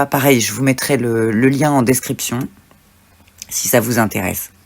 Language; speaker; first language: French; native; French